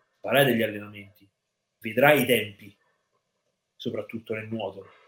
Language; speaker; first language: Italian; native; Italian